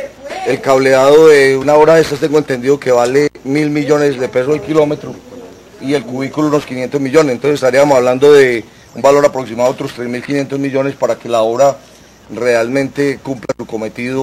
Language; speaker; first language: Spanish; native; Spanish